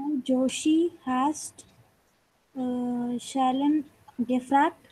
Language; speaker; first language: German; non-native, learner; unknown